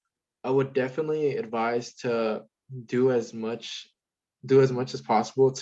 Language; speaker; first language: English; native; English